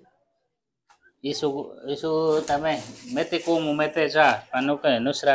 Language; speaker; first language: Portuguese; non-native, learner; Vietnamese